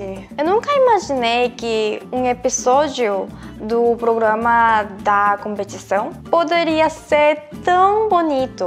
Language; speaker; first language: Portuguese; non-native, fluent; Korean